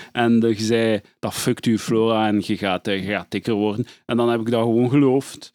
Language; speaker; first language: Dutch; native; Dutch